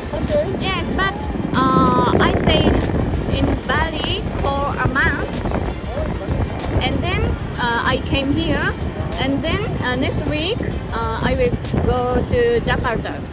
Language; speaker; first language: English; non-native, learner; Japanese